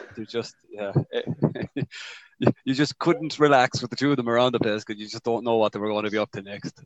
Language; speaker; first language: English; native; English